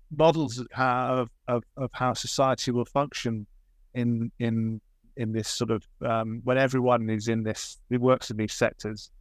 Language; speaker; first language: English; native; English